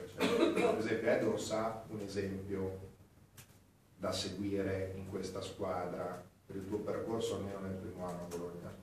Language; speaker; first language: Italian; native; Italian